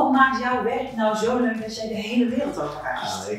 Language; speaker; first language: Dutch; native; Dutch